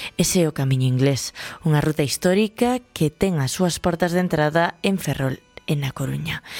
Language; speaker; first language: Galician; native; Galician